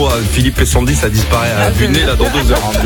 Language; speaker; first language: French; native; French